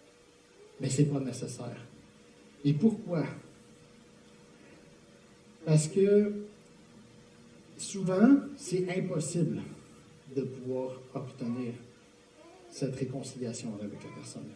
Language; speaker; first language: French; native; French